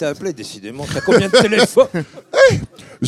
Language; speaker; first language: French; native; French